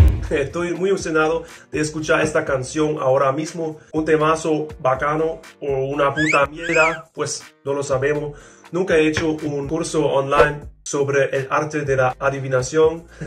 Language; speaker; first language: Spanish; non-native, fluent; English